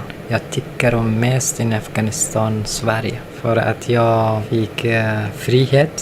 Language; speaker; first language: Swedish; non-native, learner; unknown